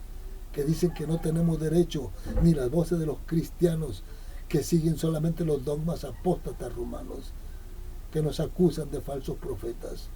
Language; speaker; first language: Spanish; native; Spanish